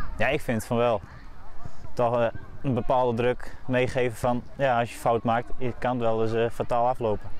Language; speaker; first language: Dutch; native; Dutch